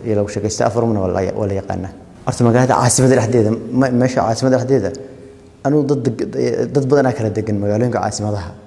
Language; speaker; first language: Somali; non-native, local second language; Oromo